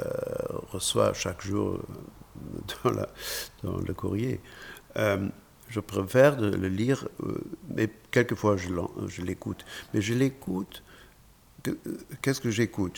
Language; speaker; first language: French; non-native, fluent; German